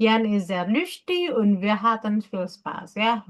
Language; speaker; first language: German; non-native, fluent; Indonesian